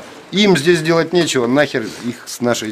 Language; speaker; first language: Russian; native; Russian